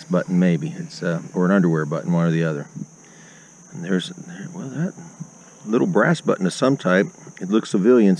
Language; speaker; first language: English; native; English